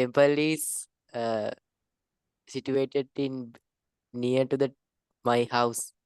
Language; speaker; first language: English; non-native, learner; Sinhala